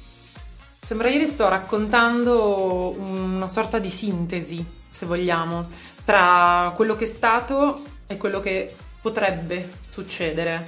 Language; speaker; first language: Italian; native; Italian